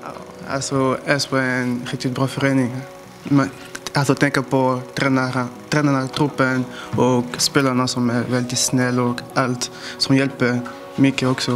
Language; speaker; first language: Swedish; non-native, fluent; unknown